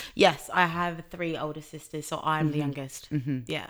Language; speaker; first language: English; native; English